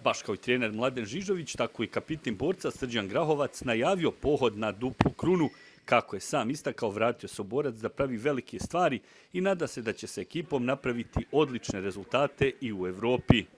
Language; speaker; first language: Bosnian; native; Bosnian